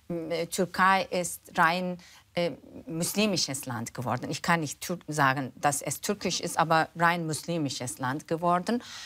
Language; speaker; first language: German; non-native, fluent; Turkish